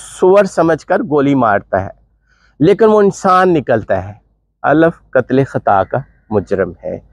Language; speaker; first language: Urdu; non-native, local second language; Punjabi